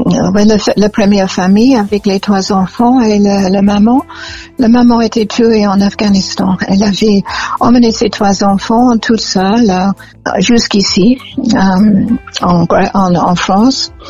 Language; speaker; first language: French; non-native, fluent; English